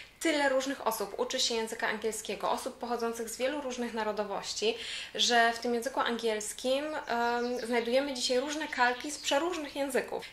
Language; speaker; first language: Polish; native; Polish